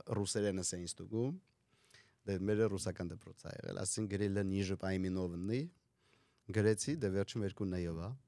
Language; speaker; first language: Armenian; native; Armenian